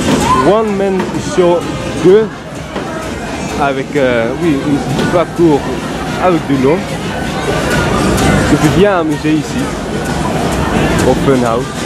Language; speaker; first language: French; non-native, learner; Dutch